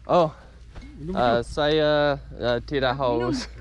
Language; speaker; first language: Indonesian; non-native, learner; English